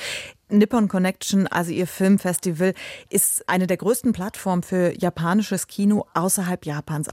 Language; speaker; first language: German; native; German